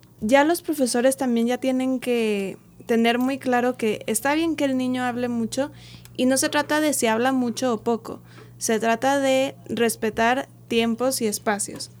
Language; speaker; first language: Spanish; native; Spanish